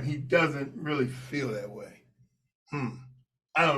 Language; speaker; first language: English; native; English